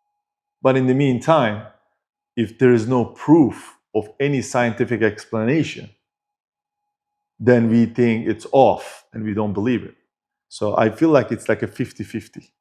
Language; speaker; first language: English; non-native, fluent; Turkish